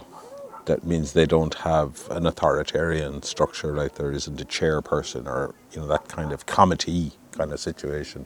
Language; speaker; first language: English; native; English